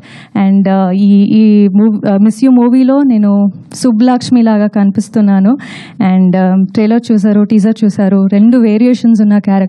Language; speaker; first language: Telugu; non-native, fluent; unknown